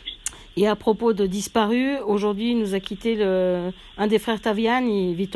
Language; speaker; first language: French; native; French